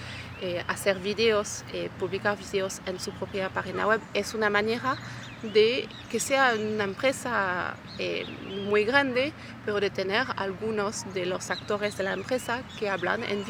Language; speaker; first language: Spanish; non-native, fluent; French